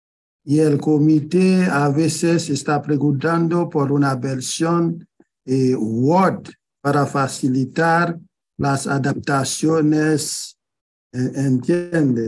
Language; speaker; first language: Spanish; non-native, fluent; Haitian Creole